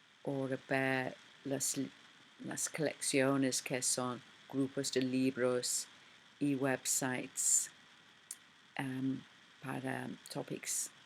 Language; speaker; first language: Spanish; non-native, learner; English